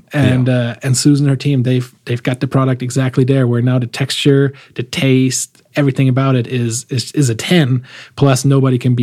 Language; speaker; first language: English; non-native, fluent; German